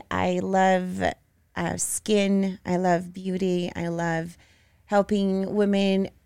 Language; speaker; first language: English; non-native, fluent; Portuguese